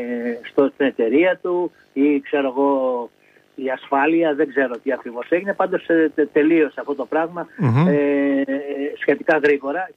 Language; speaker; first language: Greek; native; Greek